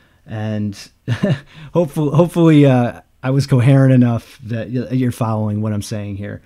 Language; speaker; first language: English; native; English